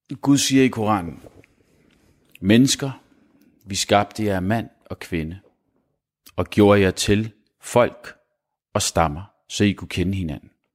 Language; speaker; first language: Danish; early bilingual, other home language; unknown